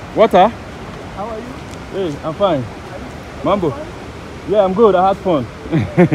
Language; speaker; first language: English; non-native, local second language; Igbo